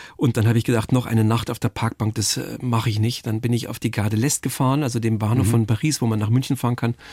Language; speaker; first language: German; native; German